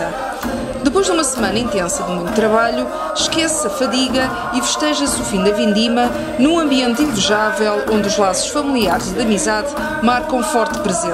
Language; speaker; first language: Portuguese; native; Portuguese